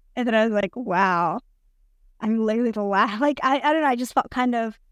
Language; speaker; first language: English; native; English